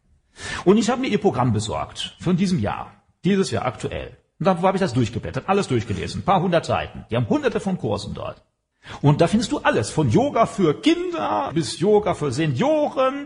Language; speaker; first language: German; native; German